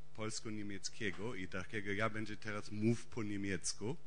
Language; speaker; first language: Polish; non-native, learner; German